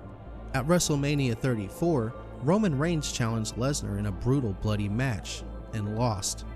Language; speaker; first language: English; native; English